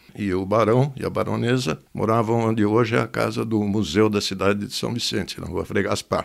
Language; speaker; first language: Portuguese; native; Portuguese